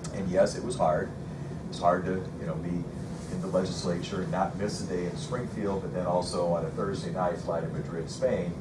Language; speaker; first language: English; native; English